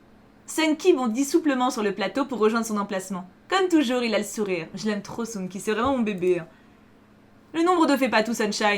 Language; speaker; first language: French; native; French